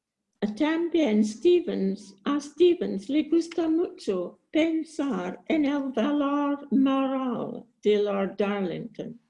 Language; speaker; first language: Spanish; non-native, learner; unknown